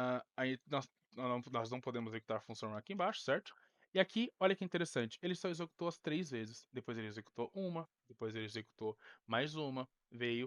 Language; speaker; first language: Portuguese; native; Portuguese